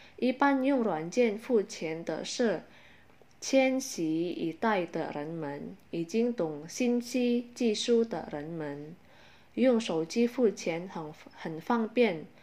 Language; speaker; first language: Chinese; non-native, fluent; Indonesian